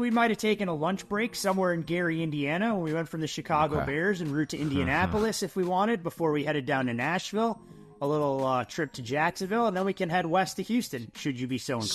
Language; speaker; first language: English; native; English